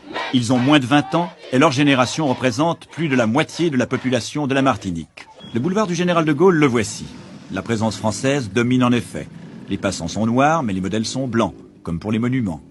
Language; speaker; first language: French; native; French